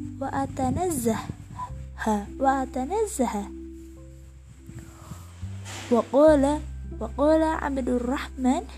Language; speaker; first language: Arabic; non-native, learner; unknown